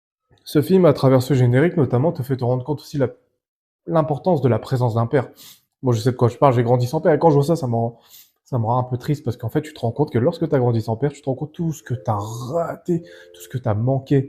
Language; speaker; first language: French; native; French